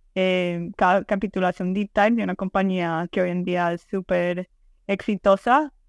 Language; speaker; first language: Spanish; early bilingual, heritage; Spanish